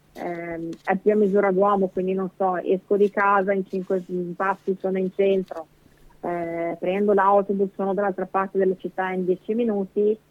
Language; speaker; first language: Italian; native; Italian